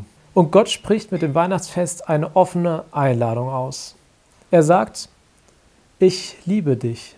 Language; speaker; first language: German; native; German